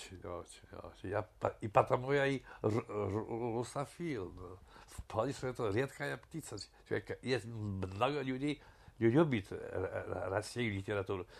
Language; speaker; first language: Russian; non-native, fluent; Polish